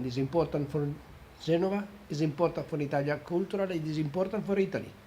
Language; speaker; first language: English; non-native, fluent; Italian